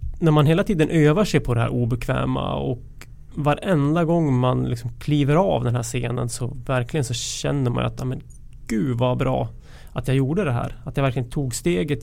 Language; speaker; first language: Swedish; native; Swedish